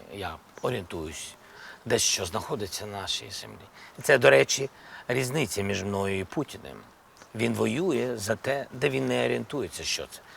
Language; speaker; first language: Ukrainian; non-native, local second language; Russian